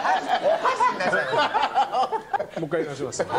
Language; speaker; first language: Japanese; native; Japanese